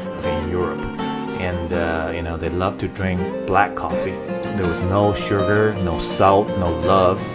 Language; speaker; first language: English; non-native, fluent; Chinese